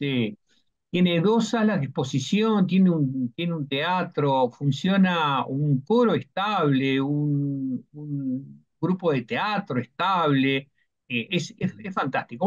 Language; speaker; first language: Spanish; native; Spanish